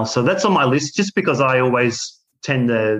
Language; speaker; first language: English; native; English